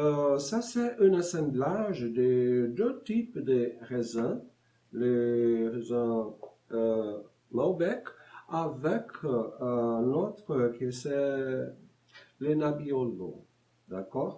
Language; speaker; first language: French; non-native, learner; Portuguese